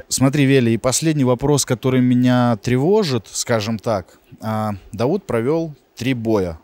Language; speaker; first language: Russian; native; Russian